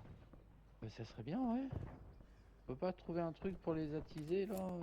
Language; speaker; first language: French; native; French